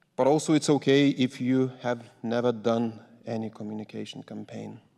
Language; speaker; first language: English; non-native, fluent; Lithuanian